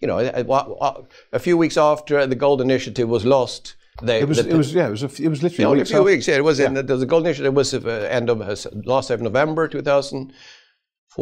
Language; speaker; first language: English; non-native, fluent; Swedish